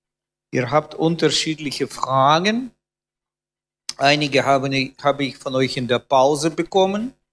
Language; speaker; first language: German; non-native, fluent; Russian